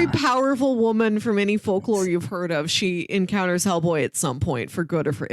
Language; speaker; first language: English; native; English